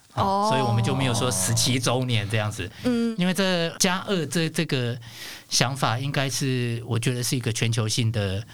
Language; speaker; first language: Chinese; non-native, local second language; Hakka Chinese